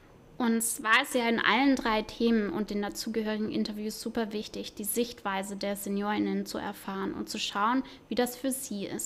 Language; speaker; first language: German; native; German